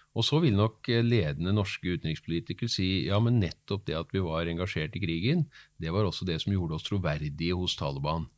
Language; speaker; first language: Norwegian; native; Norwegian